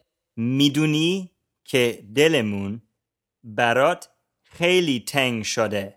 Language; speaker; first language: Persian; non-native, learner; English